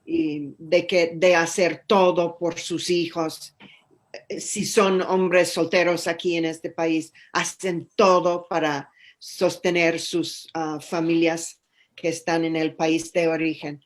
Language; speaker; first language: Spanish; non-native, fluent; English